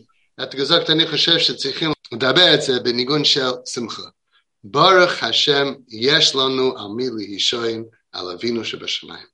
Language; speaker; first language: Hebrew; non-native, fluent; English